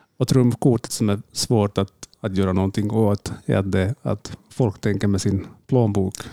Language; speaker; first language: Swedish; native; Swedish